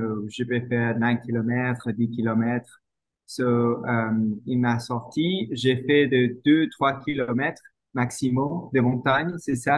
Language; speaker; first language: French; non-native, fluent; English